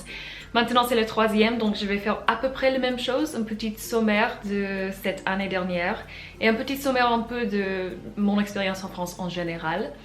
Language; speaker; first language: French; non-native, fluent; English